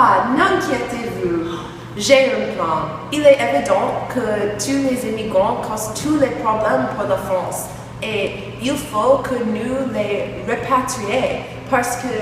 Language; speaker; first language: French; non-native, learner; English